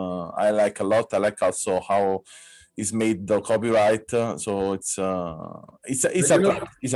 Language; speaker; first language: English; non-native, fluent; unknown